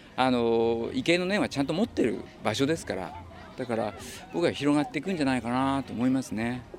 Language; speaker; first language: Japanese; native; Japanese